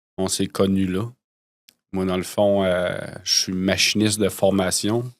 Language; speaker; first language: French; native; French